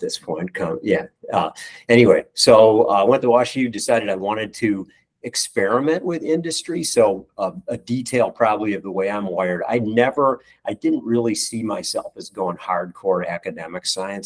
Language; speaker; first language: English; native; English